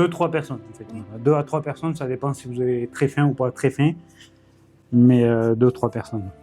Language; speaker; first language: French; native; French